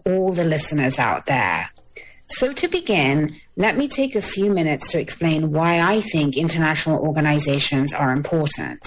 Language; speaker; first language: English; native; English